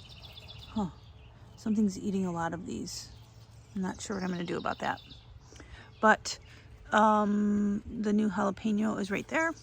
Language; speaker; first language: English; native; English